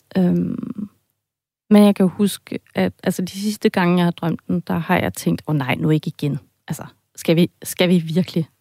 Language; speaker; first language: Danish; early bilingual, heritage; Danish